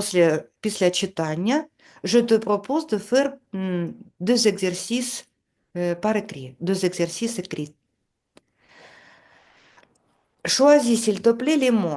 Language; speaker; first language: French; non-native, fluent; Russian